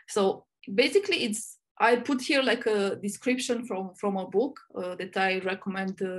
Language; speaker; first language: English; non-native, fluent; Romanian